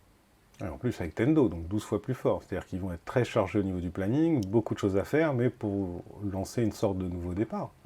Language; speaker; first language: French; native; French